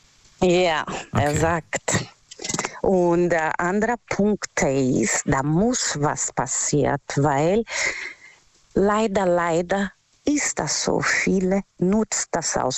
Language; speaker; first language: German; non-native, learner; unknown